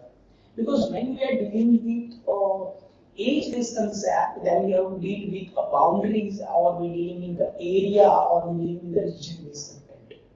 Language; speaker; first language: English; non-native, local second language; Gujarati